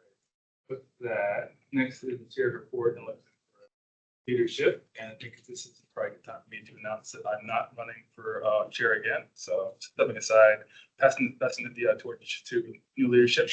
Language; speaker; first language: English; native; English